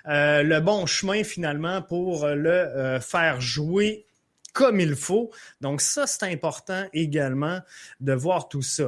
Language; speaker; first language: French; native; French